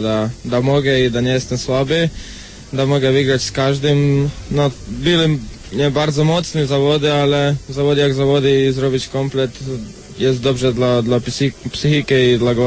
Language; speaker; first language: Polish; non-native, learner; Croatian